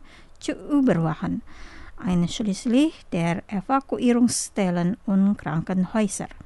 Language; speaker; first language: German; non-native, fluent; Indonesian